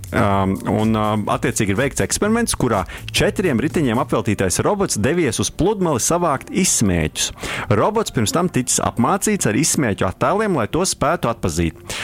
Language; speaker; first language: Latvian; native; Latvian